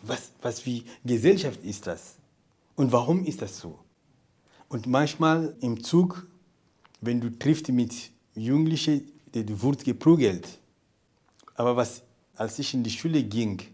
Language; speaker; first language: German; non-native, fluent; Portuguese